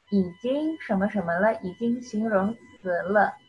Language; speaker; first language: Chinese; non-native, fluent; Indonesian